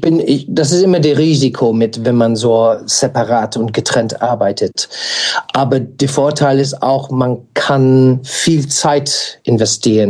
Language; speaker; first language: German; non-native, fluent; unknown